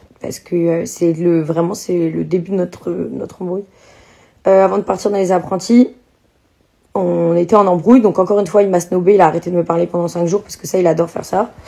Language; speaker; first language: French; native; French